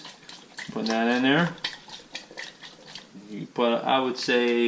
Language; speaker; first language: English; native; English